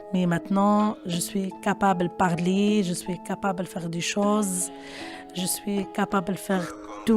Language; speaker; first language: French; non-native, learner; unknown